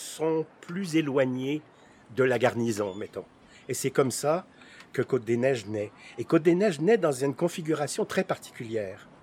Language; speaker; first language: French; native; French